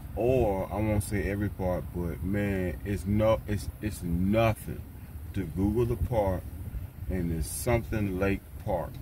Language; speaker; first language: English; native; English